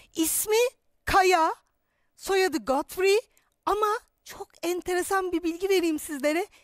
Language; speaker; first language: Turkish; native; Turkish